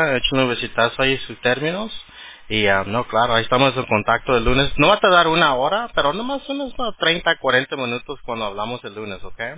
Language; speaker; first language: Spanish; early bilingual, heritage; Spanish